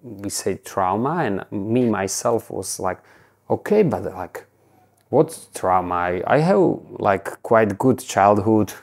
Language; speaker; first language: English; non-native, fluent; Slovak